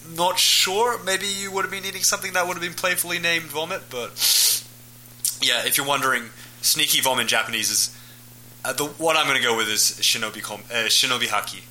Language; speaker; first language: English; native; English